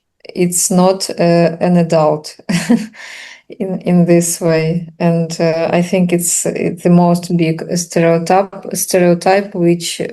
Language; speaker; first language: English; non-native, learner; Russian